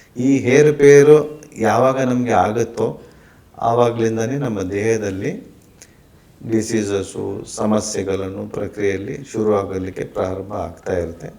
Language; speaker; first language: Kannada; non-native, local second language; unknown